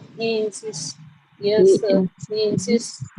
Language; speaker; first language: English; non-native, learner; Hindi